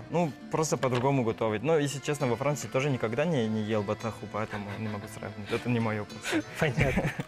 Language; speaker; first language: Russian; non-native, fluent; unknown